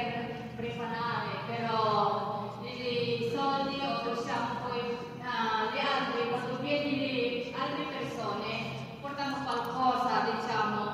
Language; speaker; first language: Italian; non-native, learner; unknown